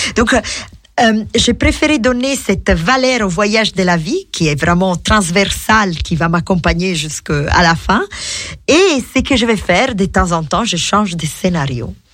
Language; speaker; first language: French; non-native, fluent; Italian